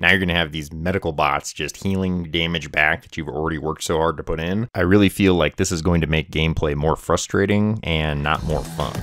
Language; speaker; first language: English; native; English